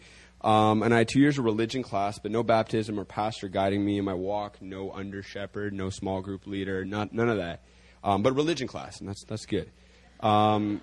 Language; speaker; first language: English; native; English